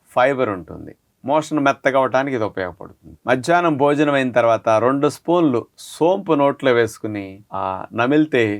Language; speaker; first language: Telugu; native; Telugu